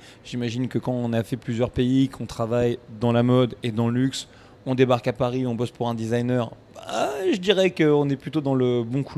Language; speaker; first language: French; native; French